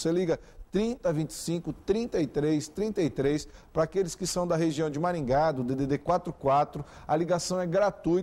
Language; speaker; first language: Portuguese; native; Portuguese